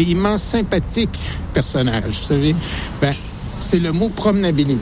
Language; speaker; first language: French; native; French